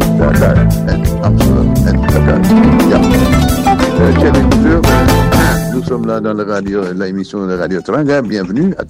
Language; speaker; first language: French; non-native, fluent; Dutch